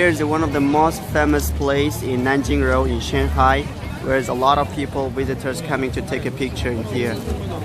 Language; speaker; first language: English; non-native, learner; Tajik